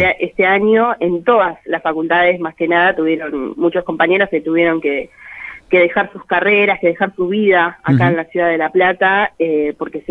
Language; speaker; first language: Spanish; native; Spanish